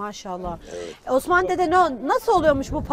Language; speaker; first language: Turkish; native; Turkish